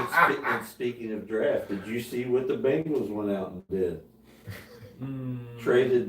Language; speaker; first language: English; native; English